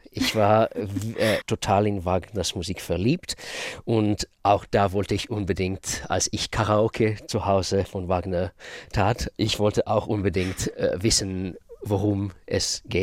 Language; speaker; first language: German; non-native, fluent; Russian